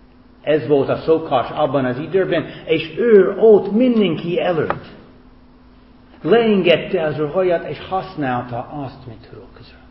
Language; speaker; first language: Hungarian; non-native, fluent; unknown